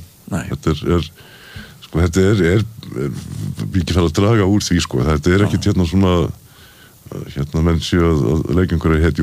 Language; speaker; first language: Icelandic; native; Icelandic